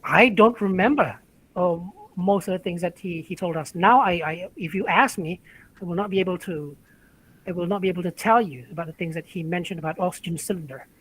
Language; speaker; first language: English; non-native, fluent; Indonesian